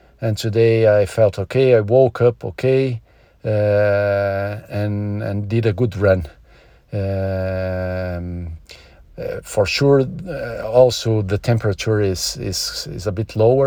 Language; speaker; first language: English; non-native, learner; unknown